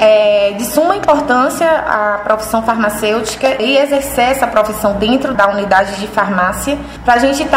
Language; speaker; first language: Portuguese; native; Portuguese